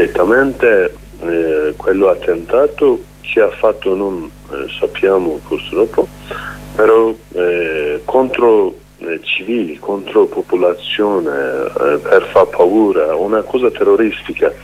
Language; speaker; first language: Italian; non-native, learner; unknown